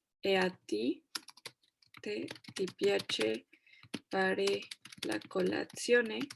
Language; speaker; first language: Italian; non-native, fluent; Spanish